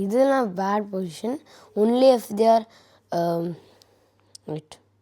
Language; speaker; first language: Tamil; early bilingual, heritage; Tamil